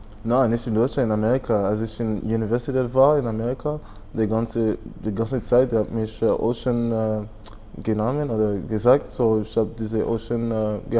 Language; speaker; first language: German; non-native, fluent; French